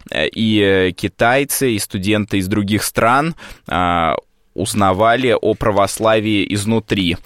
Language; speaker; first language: Russian; native; Russian